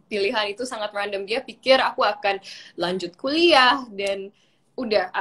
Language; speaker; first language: Indonesian; early bilingual, other home language; English